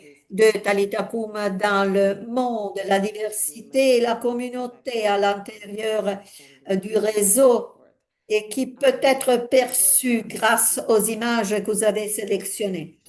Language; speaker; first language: French; non-native, fluent; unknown